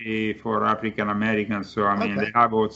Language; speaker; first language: English; non-native, fluent; Italian